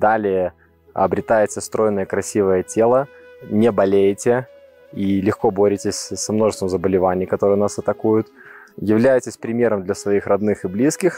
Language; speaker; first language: Russian; native; Russian